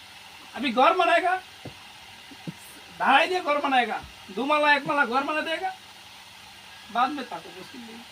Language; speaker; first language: Hindi; non-native, local second language; Bangla